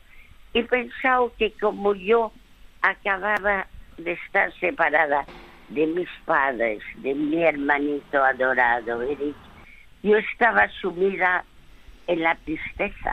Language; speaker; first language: Spanish; early bilingual, other home language; French